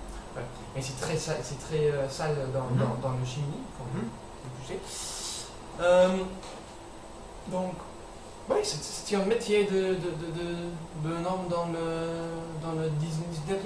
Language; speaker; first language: French; non-native, learner; English